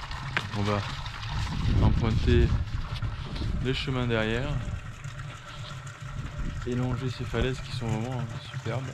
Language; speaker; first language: French; native; French